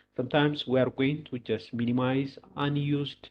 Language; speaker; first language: English; non-native, local second language; Amharic